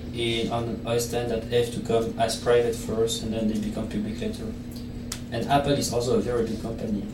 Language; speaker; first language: English; non-native, fluent; Italian